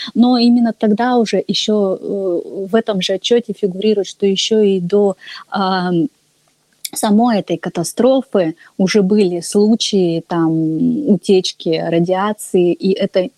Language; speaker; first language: Russian; native; Russian